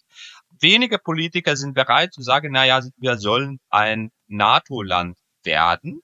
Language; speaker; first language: German; non-native, fluent; Serbian